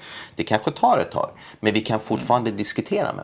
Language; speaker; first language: Swedish; early bilingual, other home language; Persian